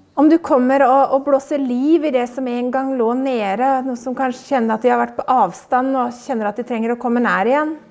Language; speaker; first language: Norwegian; native; Norwegian